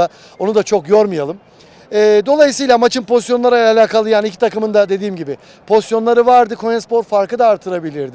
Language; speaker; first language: Turkish; native; Turkish